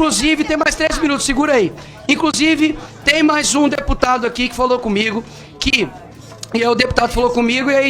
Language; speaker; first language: Portuguese; native; Portuguese